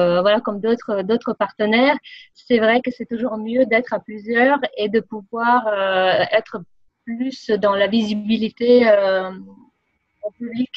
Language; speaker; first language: French; non-native, fluent; Latvian